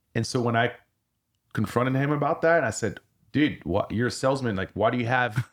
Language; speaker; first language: English; early bilingual, other home language; French